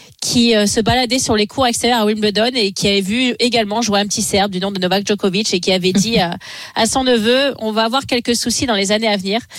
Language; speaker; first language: French; native; French